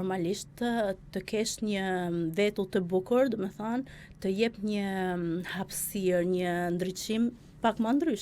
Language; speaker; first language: Albanian; early bilingual, heritage; Albanian